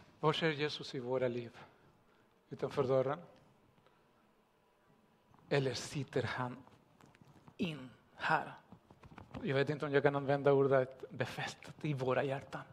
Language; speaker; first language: Swedish; non-native, fluent; Spanish